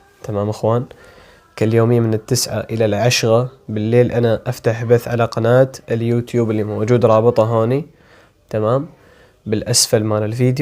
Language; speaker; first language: Arabic; native; Arabic